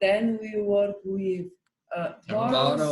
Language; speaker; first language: English; non-native, learner; Portuguese